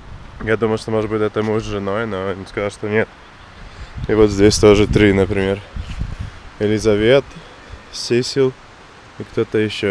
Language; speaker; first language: Russian; non-native, fluent; English